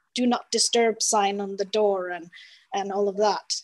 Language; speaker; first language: English; non-native, fluent; Norwegian